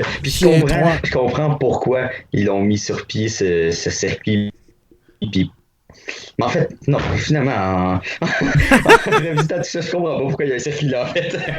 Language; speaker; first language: French; native; French